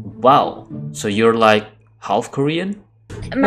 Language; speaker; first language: English; non-native, fluent; Indonesian